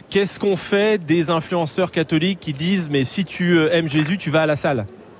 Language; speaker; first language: French; native; French